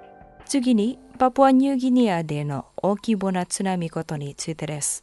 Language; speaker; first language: Japanese; non-native, learner; Indonesian